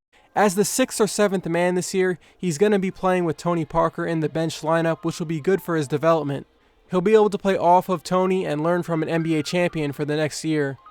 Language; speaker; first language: English; native; English